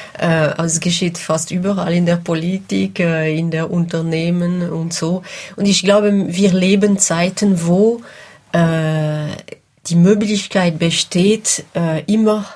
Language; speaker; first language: German; non-native, local second language; French